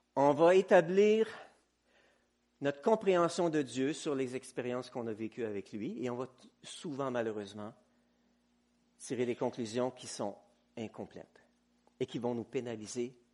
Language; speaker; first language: French; native; French